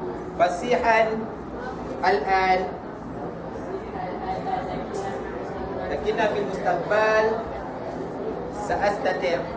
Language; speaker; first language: Arabic; non-native, fluent; Malay